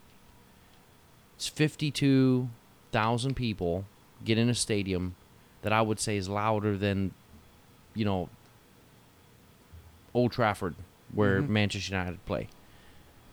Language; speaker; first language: English; native; English